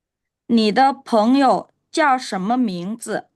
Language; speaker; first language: Chinese; non-native, fluent; Indonesian